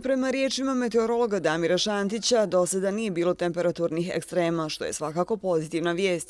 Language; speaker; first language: Bosnian; native; Bosnian